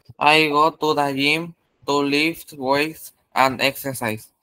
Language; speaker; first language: English; non-native, learner; Spanish